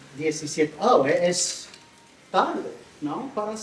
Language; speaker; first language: Spanish; non-native, learner; English